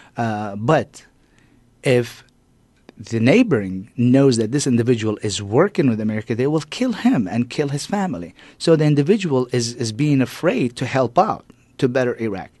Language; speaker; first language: English; non-native, fluent; Arabic